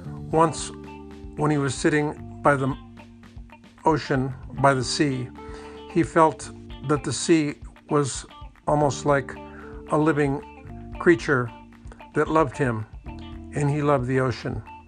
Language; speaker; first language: English; native; English